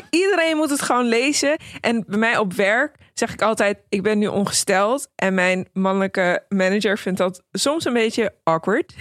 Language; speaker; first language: Dutch; early bilingual, other home language; Persian